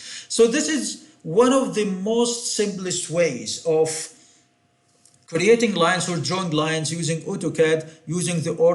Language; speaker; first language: English; non-native, fluent; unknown